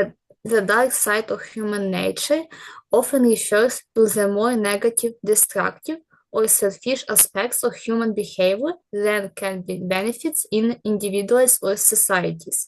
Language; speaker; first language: English; non-native, learner; Ukrainian